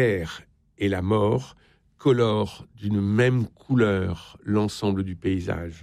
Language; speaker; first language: French; native; French